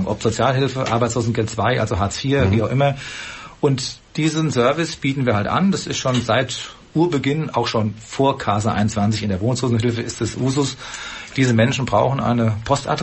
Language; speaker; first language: German; native; German